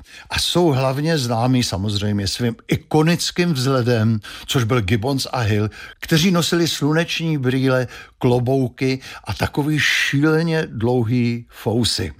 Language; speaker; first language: Czech; native; Czech